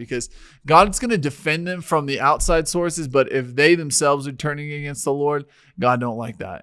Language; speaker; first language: English; native; English